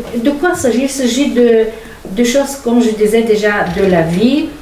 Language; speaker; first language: French; non-native, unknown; Bulgarian